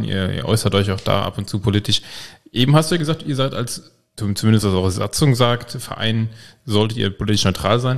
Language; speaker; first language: German; native; German